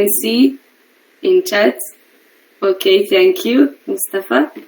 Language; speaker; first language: English; non-native, learner; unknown